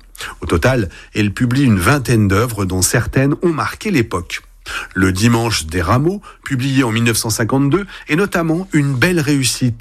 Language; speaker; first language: French; native; French